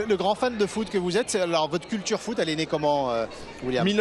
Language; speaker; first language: French; native; French